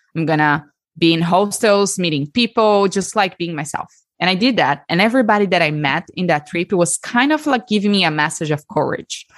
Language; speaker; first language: English; non-native, fluent; Portuguese